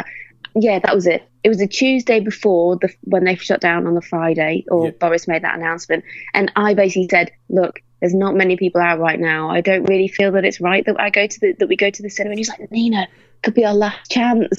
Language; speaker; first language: English; native; English